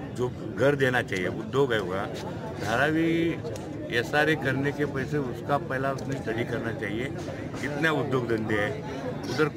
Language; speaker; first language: Hindi; non-native, local second language; Marathi